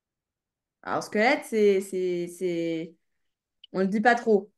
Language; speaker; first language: French; native; French